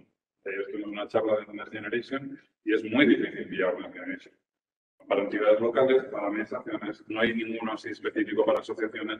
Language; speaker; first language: Spanish; native; Spanish